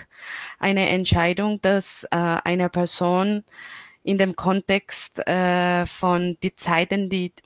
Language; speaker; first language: German; non-native, fluent; Spanish